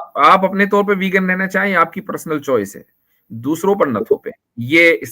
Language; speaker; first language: Hindi; native; Hindi